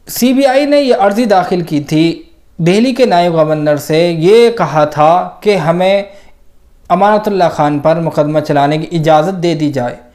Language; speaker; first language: Hindi; native; Hindi